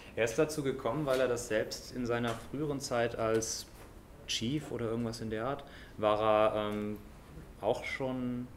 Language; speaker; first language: German; native; German